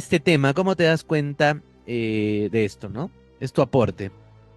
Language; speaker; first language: Spanish; native; Spanish